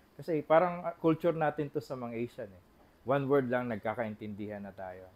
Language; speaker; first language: Filipino; non-native, local second language; Bikol